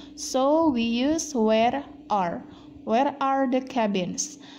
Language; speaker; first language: English; non-native, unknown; Indonesian